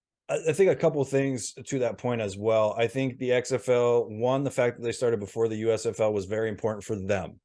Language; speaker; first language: English; native; English